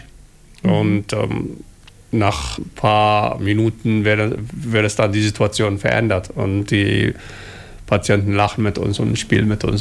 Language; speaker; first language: German; non-native, learner; Somali